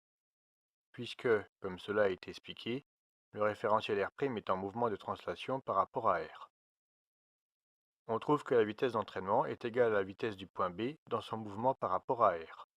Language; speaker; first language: French; native; French